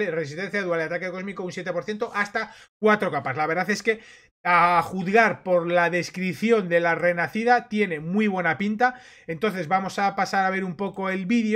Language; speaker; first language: Spanish; native; Spanish